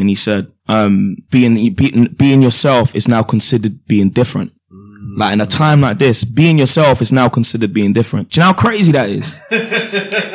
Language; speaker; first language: English; native; English